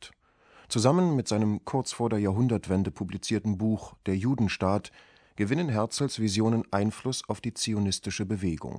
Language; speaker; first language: German; native; German